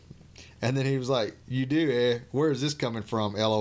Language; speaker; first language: English; native; English